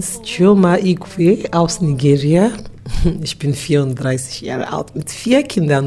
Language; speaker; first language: German; non-native, learner; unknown